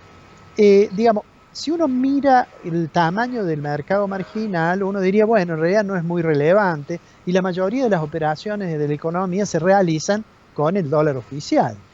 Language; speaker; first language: Spanish; native; Spanish